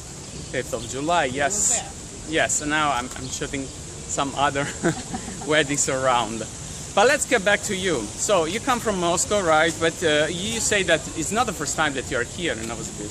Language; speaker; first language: English; non-native, fluent; Italian